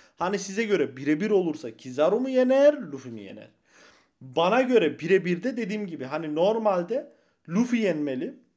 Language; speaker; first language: Turkish; early bilingual, heritage; Turkish